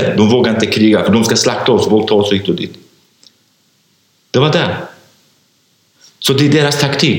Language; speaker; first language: Swedish; non-native, fluent; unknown